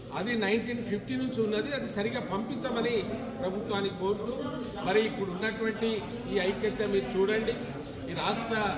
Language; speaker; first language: Telugu; non-native, local second language; Lambadi